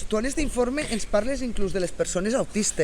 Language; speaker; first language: Catalan; native; Catalan